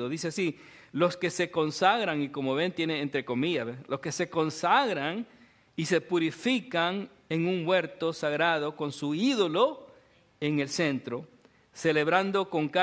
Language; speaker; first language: Spanish; native; Spanish